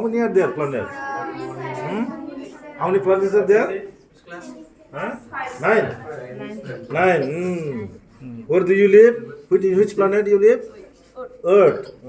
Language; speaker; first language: English; non-native, local second language; Bodo